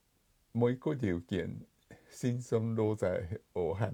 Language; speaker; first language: Vietnamese; non-native, fluent; Japanese